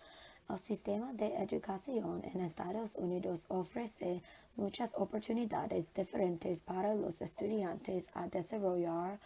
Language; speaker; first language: Spanish; non-native, learner; English